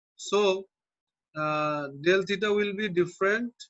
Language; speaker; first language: English; non-native, local second language; Bangla